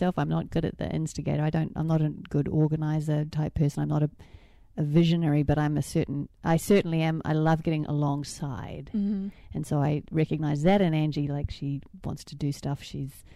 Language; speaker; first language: English; native; English